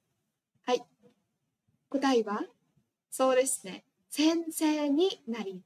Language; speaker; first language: Japanese; non-native, fluent; Vietnamese